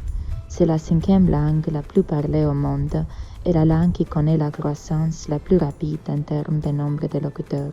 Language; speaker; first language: French; non-native, fluent; Romanian